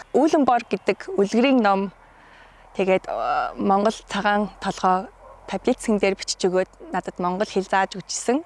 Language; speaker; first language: Mongolian; early bilingual, heritage; Mongolian